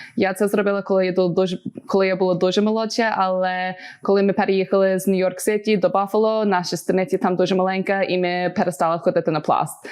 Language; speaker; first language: Ukrainian; early bilingual, heritage; Ukrainian